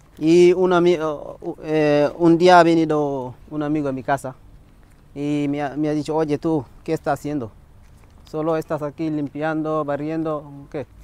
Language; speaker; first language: Spanish; non-native, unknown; Wolof